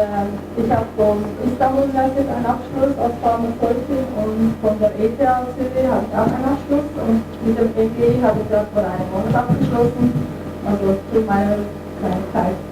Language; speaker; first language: German; non-native, fluent; Turkish